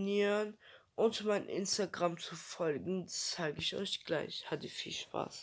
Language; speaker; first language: German; early bilingual, other home language; Turkish